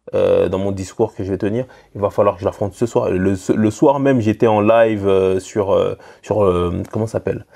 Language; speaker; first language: French; native; French